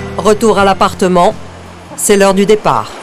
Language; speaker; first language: French; native; French